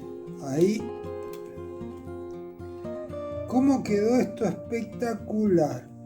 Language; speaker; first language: Spanish; native; Spanish